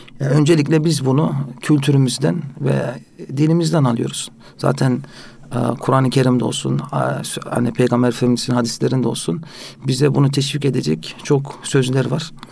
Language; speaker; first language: Turkish; early bilingual, heritage; Turkish